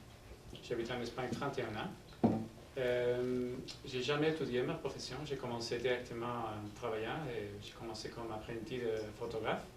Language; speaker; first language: French; non-native, learner; English